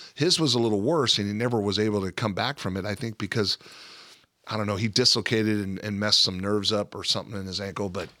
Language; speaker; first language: English; native; English